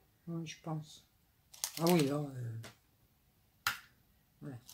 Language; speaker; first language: French; native; French